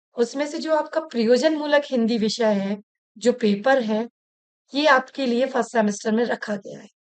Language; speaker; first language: Hindi; native; Hindi